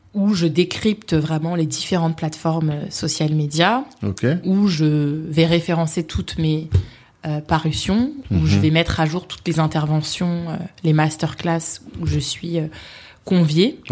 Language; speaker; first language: French; native; French